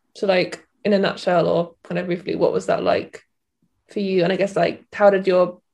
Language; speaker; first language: English; native; English